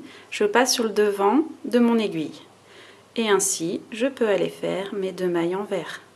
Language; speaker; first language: French; native; French